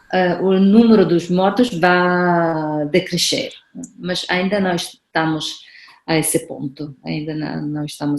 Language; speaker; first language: Portuguese; non-native, fluent; Spanish